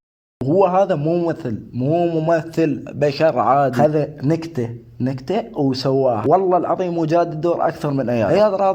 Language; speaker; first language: Arabic; native; Arabic